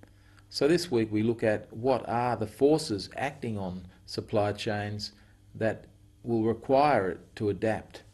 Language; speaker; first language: English; native; English